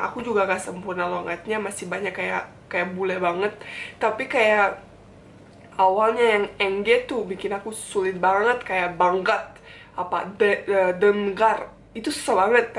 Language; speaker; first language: Indonesian; non-native, fluent; Bosnian